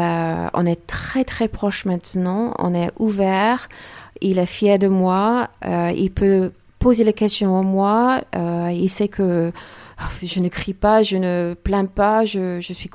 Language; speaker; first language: French; non-native, learner; English